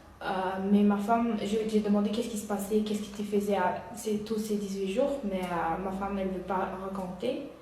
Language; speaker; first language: French; non-native, learner; Uyghur